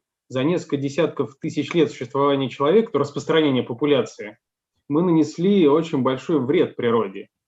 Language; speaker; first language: Russian; native; Russian